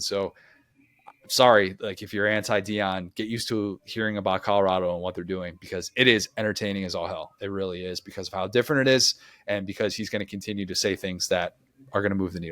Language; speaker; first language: English; native; English